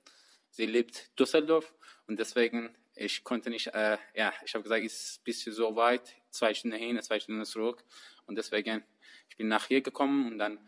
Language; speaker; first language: German; non-native, learner; Persian